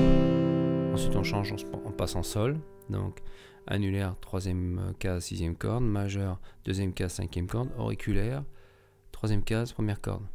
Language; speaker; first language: French; native; French